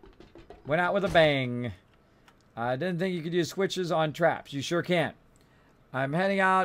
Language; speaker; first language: English; native; English